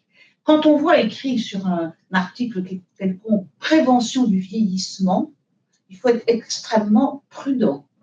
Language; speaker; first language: French; native; French